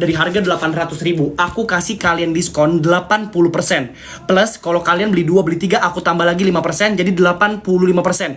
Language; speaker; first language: Indonesian; native; Indonesian